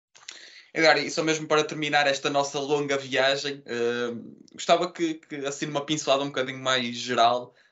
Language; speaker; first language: Portuguese; native; Portuguese